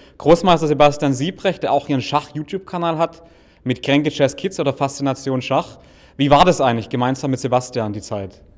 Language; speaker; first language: German; native; German